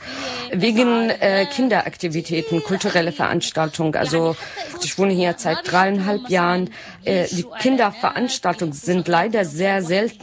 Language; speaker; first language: German; non-native, learner; Arabic